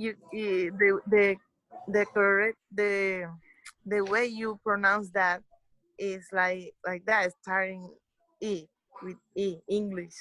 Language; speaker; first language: English; non-native, learner; Spanish